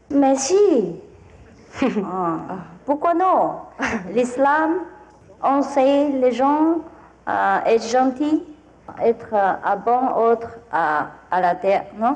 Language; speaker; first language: French; non-native, fluent; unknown